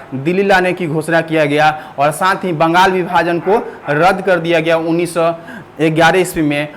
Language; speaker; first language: Hindi; native; Hindi